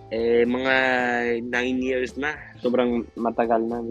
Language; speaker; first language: Filipino; non-native, fluent; Spanish